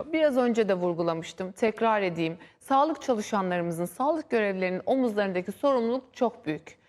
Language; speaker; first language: Turkish; native; Turkish